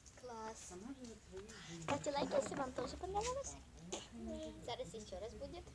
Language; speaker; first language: Russian; non-native, local second language; Ukrainian